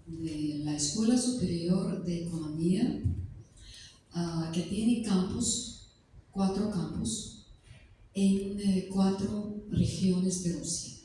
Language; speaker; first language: Spanish; non-native, fluent; Russian